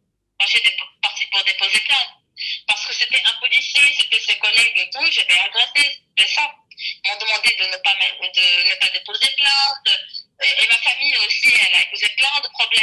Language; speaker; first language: French; non-native, local second language; Arabic